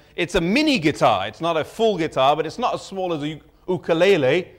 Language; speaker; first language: English; native; English